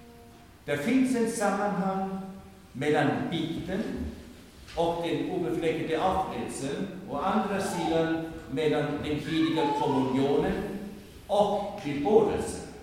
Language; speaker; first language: Swedish; non-native, fluent; German